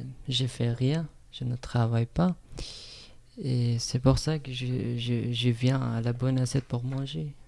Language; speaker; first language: French; non-native, learner; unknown